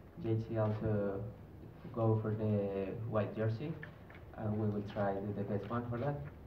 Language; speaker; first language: English; non-native, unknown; Spanish